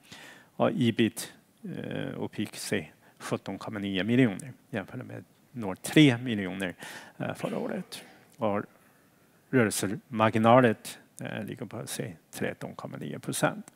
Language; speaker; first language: Swedish; non-native, fluent; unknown